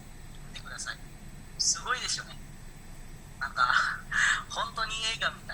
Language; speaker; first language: Japanese; non-native, learner; Indonesian